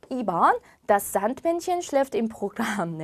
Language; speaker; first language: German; non-native, fluent; Korean